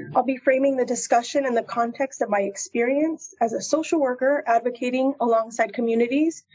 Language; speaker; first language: English; native; English